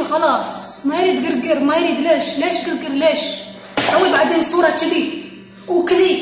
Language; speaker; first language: Arabic; non-native, learner; Amharic